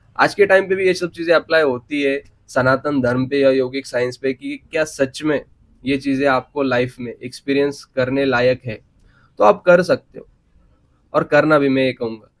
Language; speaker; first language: Hindi; non-native, local second language; Marathi